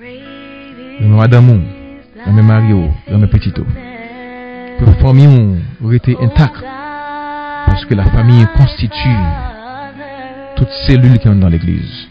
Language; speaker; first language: French; non-native, local second language; Haitian Creole